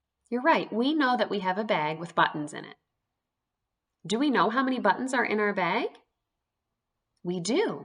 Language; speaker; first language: English; native; English